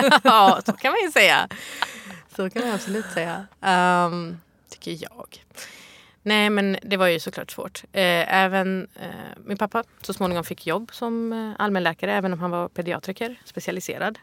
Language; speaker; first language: Swedish; early bilingual, other home language; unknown